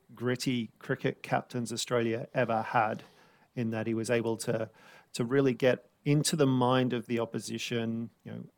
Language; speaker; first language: English; native; English